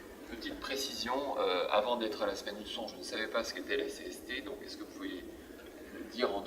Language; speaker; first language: French; native; French